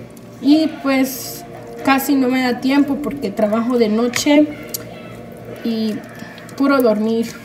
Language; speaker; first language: Spanish; early bilingual, heritage; Spanish